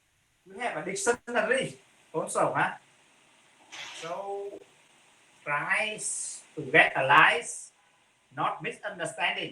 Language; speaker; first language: English; non-native, fluent; Vietnamese